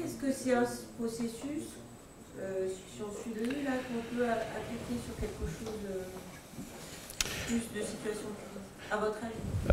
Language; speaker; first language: French; native; French